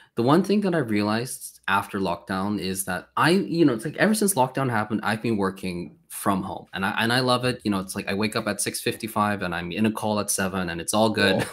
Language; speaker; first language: English; non-native, fluent; Swedish